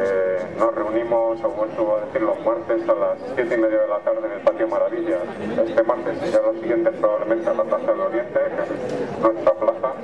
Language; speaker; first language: Spanish; native; Spanish